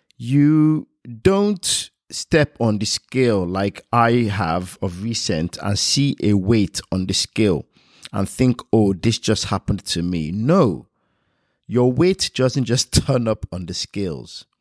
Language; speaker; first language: English; non-native, local second language; Yoruba